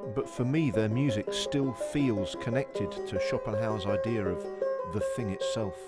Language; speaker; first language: English; native; English